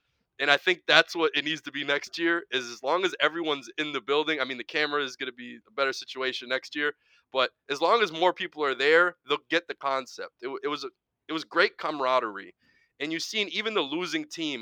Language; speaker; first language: English; native; English